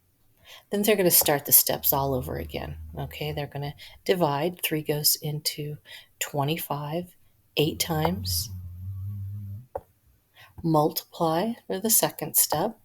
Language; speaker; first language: English; native; English